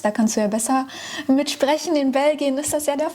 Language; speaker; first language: German; native; German